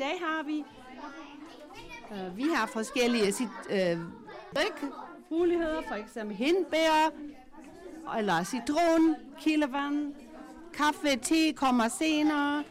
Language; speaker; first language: Danish; non-native, local second language; German